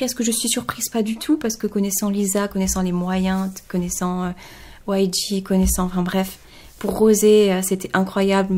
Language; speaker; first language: French; native; French